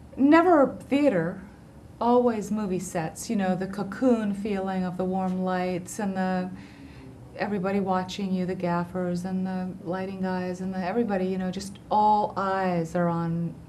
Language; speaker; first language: English; early bilingual, heritage; English